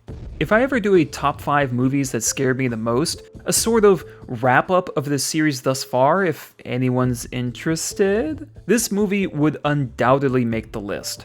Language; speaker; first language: English; native; English